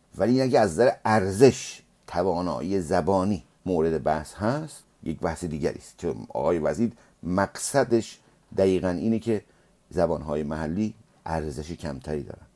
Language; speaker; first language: Persian; non-native, local second language; Azerbaijani